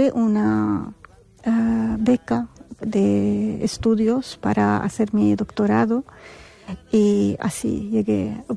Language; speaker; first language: Spanish; non-native, fluent; Arabic